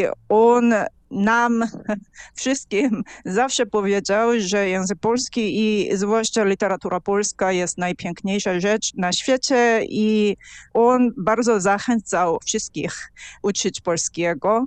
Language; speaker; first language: Polish; non-native, fluent; Korean